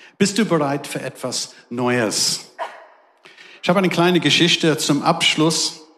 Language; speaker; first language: German; non-native, fluent; English